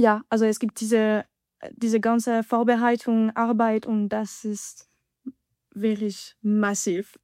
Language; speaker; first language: German; non-native, fluent; French